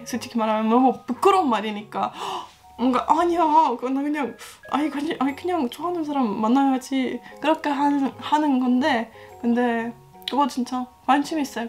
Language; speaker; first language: Korean; non-native, fluent; Estonian